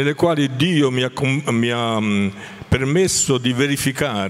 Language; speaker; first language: Italian; native; Italian